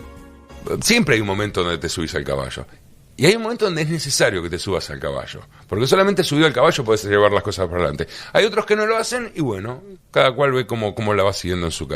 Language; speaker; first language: Spanish; native; Spanish